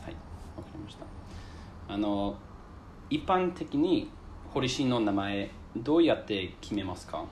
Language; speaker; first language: Japanese; non-native, learner; English